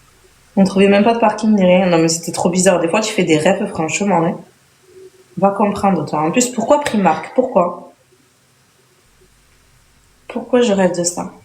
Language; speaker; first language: French; native; French